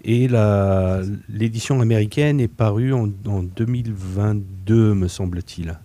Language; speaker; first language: French; non-native, fluent; English